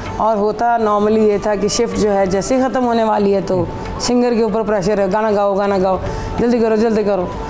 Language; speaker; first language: Urdu; non-native, local second language; Punjabi